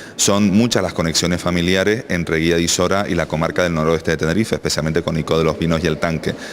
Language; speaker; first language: Spanish; native; Spanish